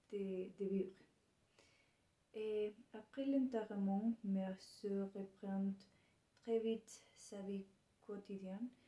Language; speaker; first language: French; non-native, learner; Spanish